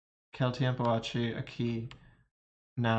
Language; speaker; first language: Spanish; non-native, learner; English